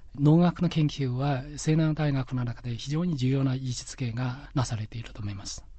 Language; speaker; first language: Japanese; non-native, fluent; Chinese